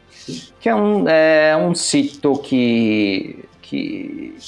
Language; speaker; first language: Italian; non-native, fluent; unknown